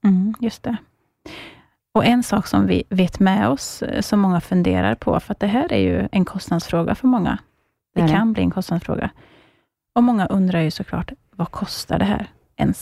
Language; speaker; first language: Swedish; native; Swedish